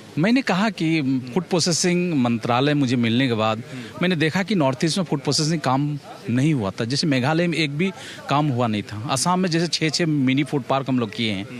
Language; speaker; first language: Hindi; non-native, local second language; Assamese